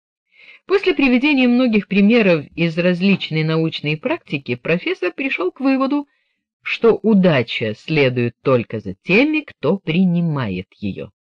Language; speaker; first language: Russian; native; Russian